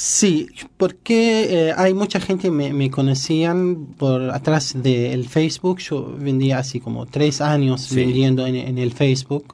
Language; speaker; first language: Spanish; non-native, learner; Arabic